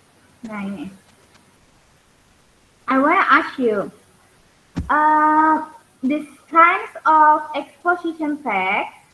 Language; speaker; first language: English; non-native, learner; Indonesian